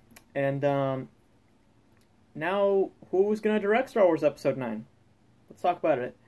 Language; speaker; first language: English; native; English